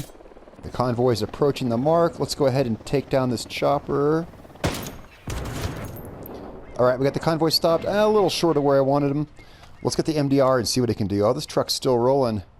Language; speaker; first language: English; native; English